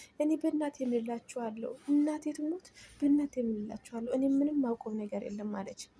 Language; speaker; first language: Amharic; native; Amharic